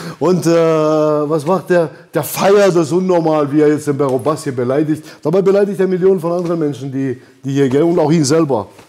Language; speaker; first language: German; early bilingual, other home language; Albanian